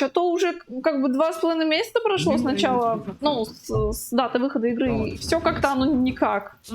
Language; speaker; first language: Russian; native; Russian